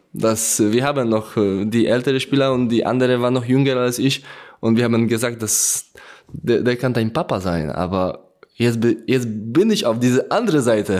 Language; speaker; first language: German; non-native, learner; Polish